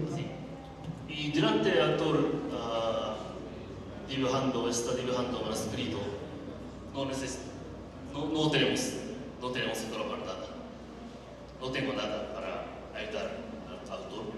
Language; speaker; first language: Spanish; non-native, learner; Japanese